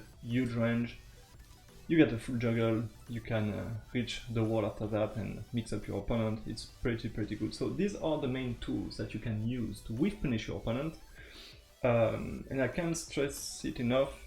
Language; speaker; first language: English; non-native, fluent; French